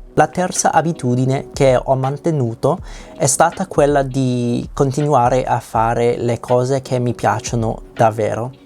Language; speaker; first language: Italian; non-native, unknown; English